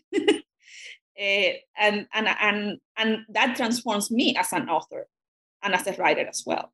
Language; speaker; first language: English; non-native, fluent; Spanish